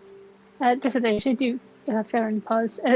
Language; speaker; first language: French; non-native, learner; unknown